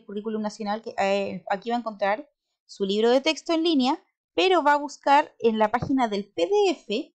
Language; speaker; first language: Spanish; native; Spanish